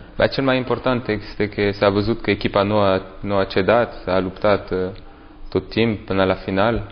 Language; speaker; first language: Romanian; non-native, learner; French